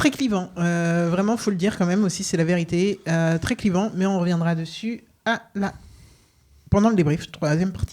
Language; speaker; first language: French; native; French